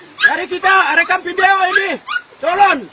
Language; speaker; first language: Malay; non-native, local second language; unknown